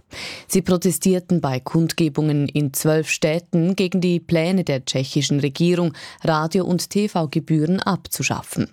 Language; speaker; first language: German; native; German